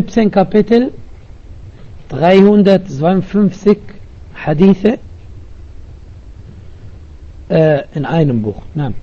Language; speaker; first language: German; non-native, learner; Arabic